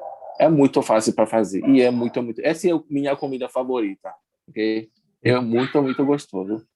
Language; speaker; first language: Portuguese; non-native, learner; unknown